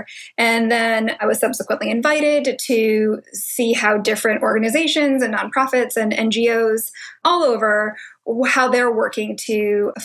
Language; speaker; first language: English; native; English